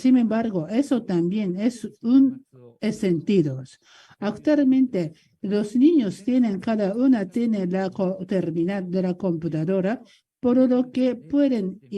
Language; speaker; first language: Spanish; non-native, learner; Japanese